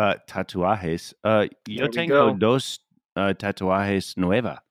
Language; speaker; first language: Spanish; non-native, learner; English